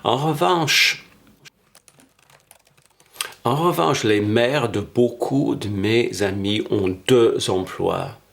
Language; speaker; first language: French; non-native, fluent; English